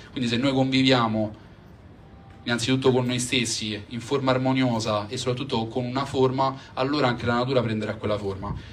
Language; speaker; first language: Italian; native; Italian